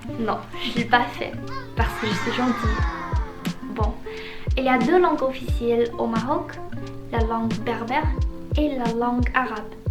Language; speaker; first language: French; non-native, fluent; Chinese